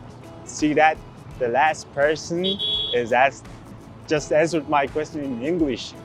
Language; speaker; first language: English; non-native, learner; Mongolian